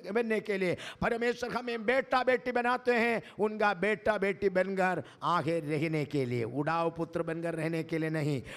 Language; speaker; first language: Hindi; non-native, local second language; Malayalam